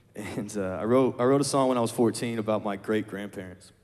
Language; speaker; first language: English; native; English